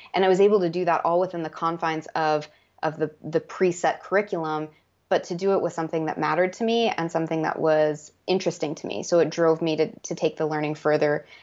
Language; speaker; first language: English; native; English